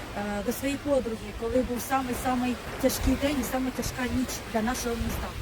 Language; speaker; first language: Ukrainian; non-native, local second language; Russian